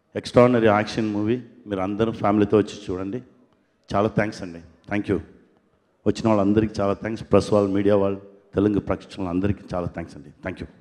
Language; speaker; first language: Telugu; non-native, learner; Tamil